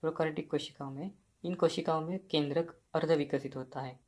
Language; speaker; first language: Hindi; non-native, local second language; Marathi